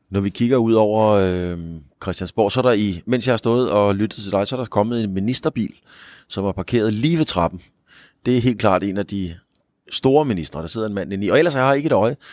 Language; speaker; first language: Danish; native; Danish